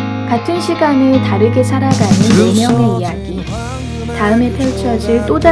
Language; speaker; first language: Korean; native; Korean